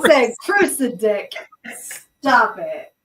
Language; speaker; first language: English; native; English